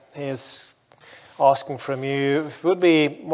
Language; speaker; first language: English; non-native, fluent; Estonian